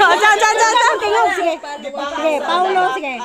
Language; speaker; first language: Cebuano; native; Cebuano